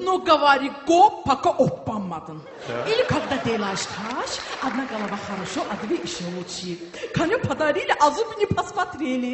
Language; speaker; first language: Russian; non-native, learner; Azerbaijani